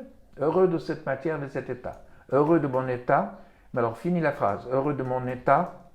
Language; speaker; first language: French; native; French